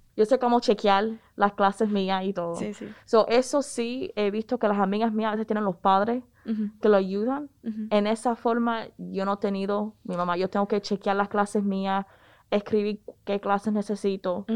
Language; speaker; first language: Spanish; early bilingual, heritage; Spanish